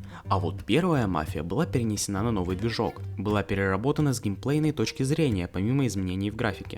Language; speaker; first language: Russian; native; Russian